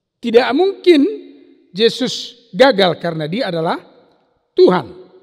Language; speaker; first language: Indonesian; non-native, local second language; Batak Toba